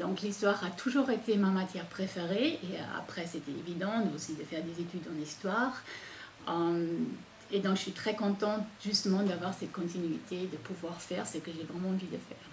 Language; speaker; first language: French; non-native, fluent; German